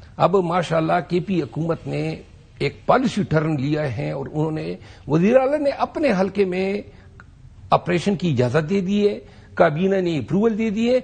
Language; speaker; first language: Urdu; non-native, local second language; Pashto